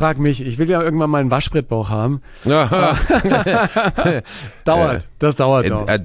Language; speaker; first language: German; native; German